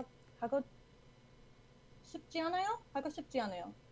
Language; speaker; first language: Korean; non-native, learner; English